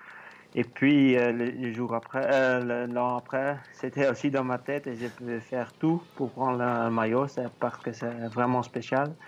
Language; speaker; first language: French; non-native, learner; Dutch